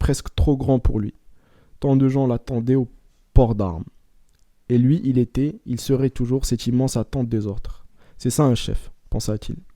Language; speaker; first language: French; non-native, local second language; Arabic